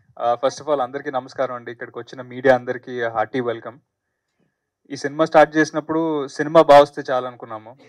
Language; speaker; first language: Telugu; native; Telugu